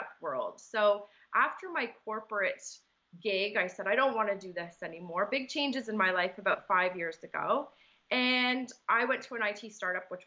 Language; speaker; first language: English; native; English